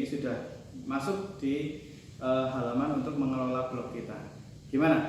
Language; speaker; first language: Indonesian; native; Indonesian